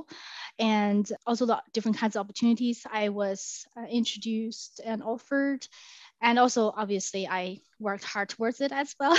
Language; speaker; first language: English; non-native, fluent; Chinese